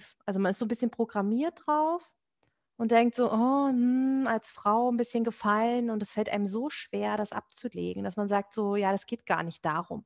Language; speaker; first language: German; native; German